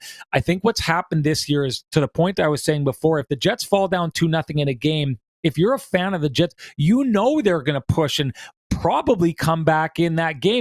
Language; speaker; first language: English; native; English